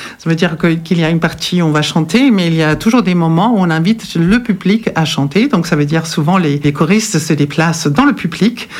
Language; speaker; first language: French; non-native, fluent; German